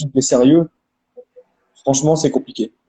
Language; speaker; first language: French; native; French